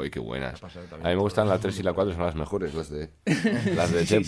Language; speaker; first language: Spanish; native; Spanish